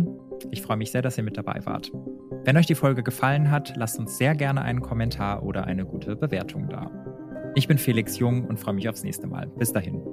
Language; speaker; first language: German; native; German